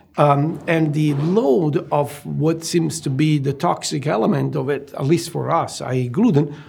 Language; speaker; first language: English; non-native, fluent; Italian